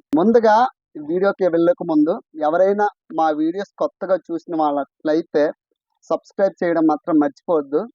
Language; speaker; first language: Telugu; non-native, local second language; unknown